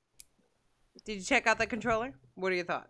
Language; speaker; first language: English; native; English